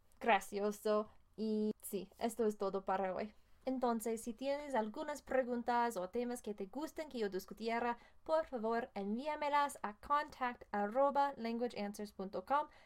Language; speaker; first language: Spanish; non-native, fluent; English